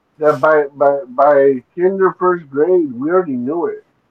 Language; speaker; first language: English; early bilingual, other home language; Spanish